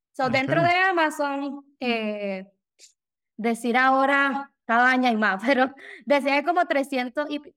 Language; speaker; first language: Spanish; native; Spanish